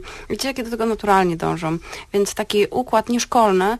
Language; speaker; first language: Polish; native; Polish